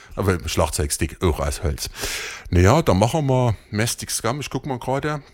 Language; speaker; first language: German; native; German